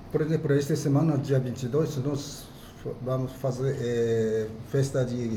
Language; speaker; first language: Portuguese; non-native, fluent; Japanese